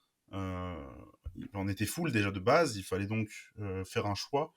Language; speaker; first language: French; native; French